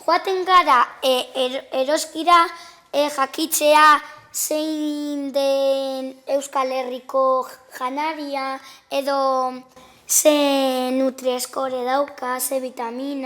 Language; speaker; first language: Basque; non-native, local second language; Spanish